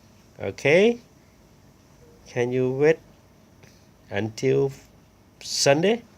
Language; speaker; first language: English; non-native, learner; Thai